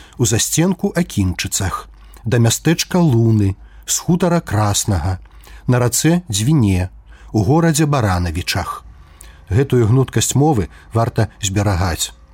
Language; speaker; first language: Belarusian; native; Belarusian